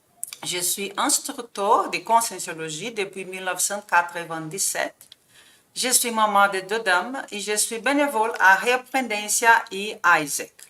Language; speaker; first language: French; non-native, fluent; Portuguese